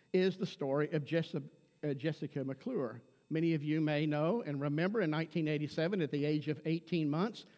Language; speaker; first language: English; native; English